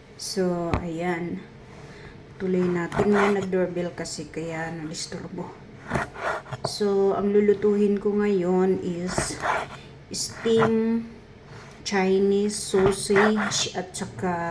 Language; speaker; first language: Filipino; non-native, local second language; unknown